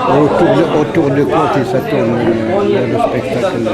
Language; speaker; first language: French; native; French